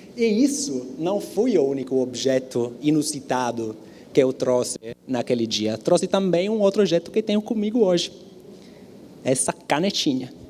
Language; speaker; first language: Portuguese; non-native, fluent; Italian